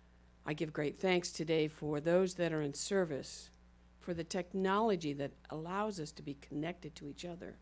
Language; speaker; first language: English; native; English